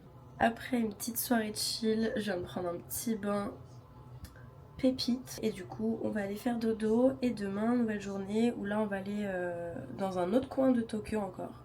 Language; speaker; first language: French; native; French